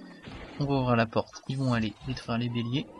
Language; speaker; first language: French; native; French